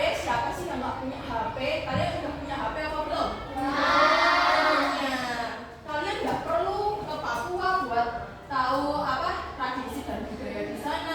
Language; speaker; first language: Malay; non-native, local second language; Javanese